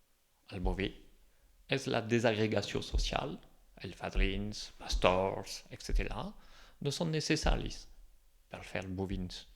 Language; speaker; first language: Catalan; non-native, local second language; French